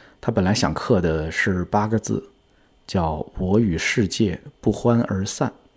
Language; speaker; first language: Chinese; native; Chinese